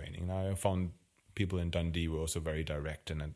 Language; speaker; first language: English; non-native, fluent; German